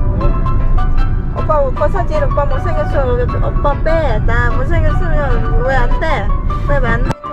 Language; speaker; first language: Korean; non-native, learner; Vietnamese